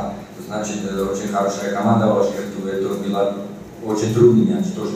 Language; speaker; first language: Russian; non-native, learner; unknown